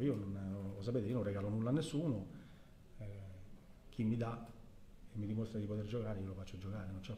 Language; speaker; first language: Italian; native; Italian